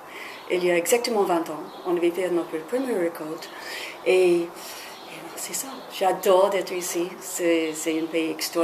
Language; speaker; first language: French; non-native, fluent; English